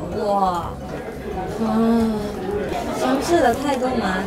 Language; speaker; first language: Chinese; non-native, learner; Japanese